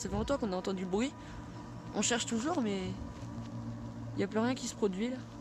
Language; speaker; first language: French; native; French